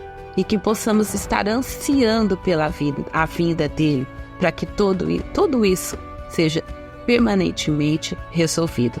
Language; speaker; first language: Portuguese; native; Portuguese